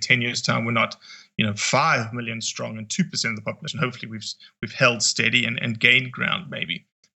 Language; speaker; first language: English; native; English